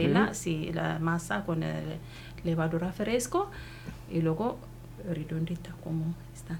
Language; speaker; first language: Spanish; non-native, learner; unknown